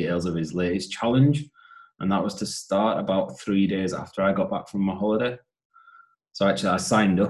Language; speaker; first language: English; native; English